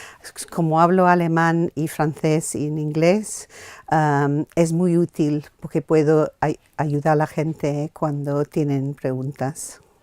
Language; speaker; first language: Spanish; non-native, fluent; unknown